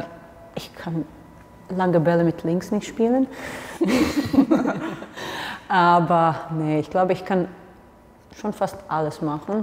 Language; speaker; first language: German; non-native, fluent; Serbian